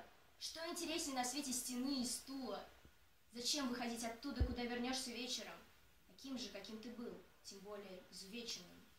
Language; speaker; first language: Russian; native; Russian